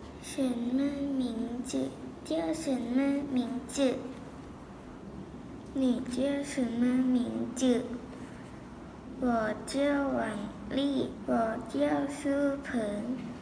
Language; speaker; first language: Chinese; non-native, learner; Thai